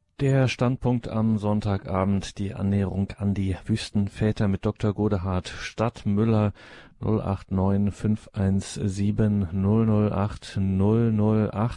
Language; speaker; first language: German; native; German